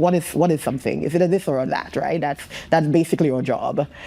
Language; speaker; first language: English; native; English